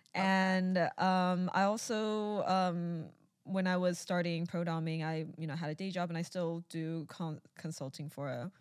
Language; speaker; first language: English; early bilingual, other home language; Chinese